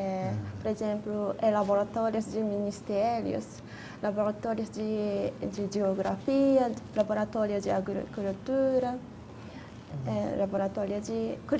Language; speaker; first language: Portuguese; non-native, fluent; Japanese